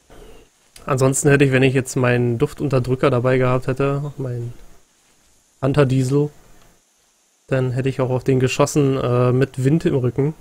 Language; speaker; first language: German; native; German